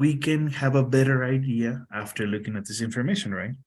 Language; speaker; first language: English; non-native, fluent; Spanish